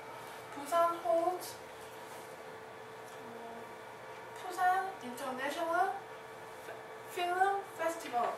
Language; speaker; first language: English; non-native, learner; Korean